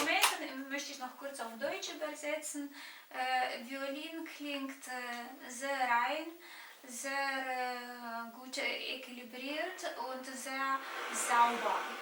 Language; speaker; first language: German; non-native, fluent; Romanian